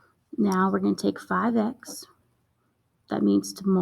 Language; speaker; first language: English; native; English